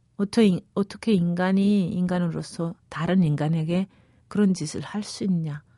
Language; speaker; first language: Korean; early bilingual, other home language; Spanish